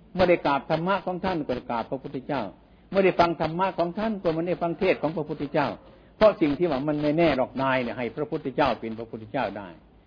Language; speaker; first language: Thai; non-native, local second language; Northeastern Thai